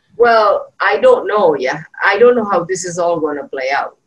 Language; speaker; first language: English; non-native, fluent; Indonesian